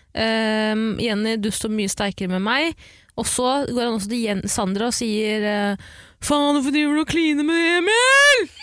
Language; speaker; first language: Norwegian; early bilingual, other home language; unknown